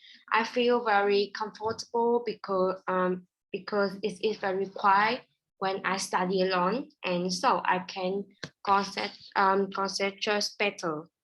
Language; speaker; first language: English; non-native, learner; Vietnamese